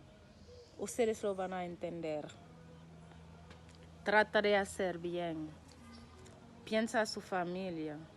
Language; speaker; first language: Spanish; non-native, local second language; Haitian Creole